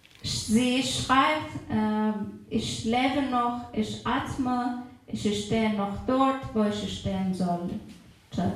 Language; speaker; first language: German; non-native, fluent; Persian